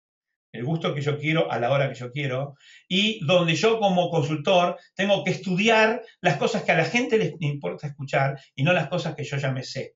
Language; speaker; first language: Spanish; native; Spanish